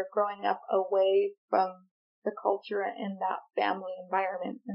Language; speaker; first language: English; native; English